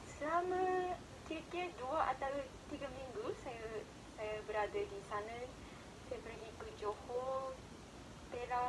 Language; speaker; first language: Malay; non-native, fluent; Japanese